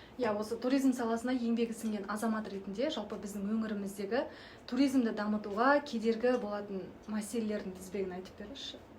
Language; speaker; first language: Kazakh; native; Kazakh